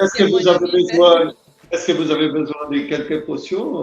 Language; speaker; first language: French; non-native, learner; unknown